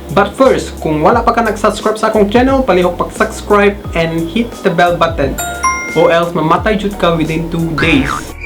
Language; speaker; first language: Cebuano; non-native, learner; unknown